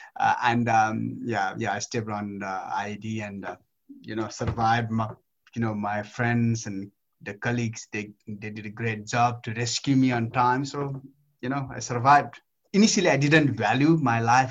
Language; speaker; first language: English; non-native, local second language; Nepali